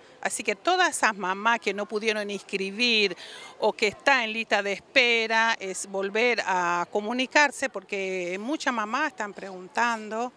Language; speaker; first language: Spanish; native; Spanish